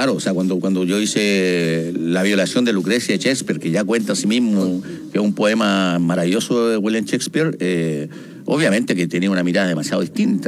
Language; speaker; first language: Spanish; native; Spanish